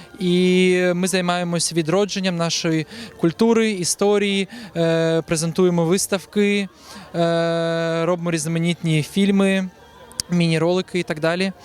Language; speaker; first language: Ukrainian; non-native, local second language; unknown